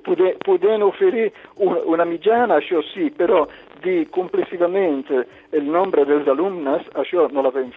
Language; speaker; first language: Catalan; non-native, local second language; Italian